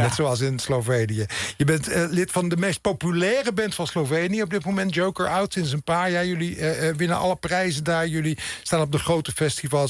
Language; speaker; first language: Dutch; native; Dutch